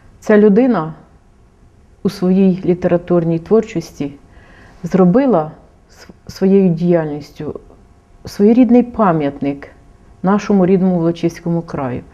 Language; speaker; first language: Ukrainian; native; Ukrainian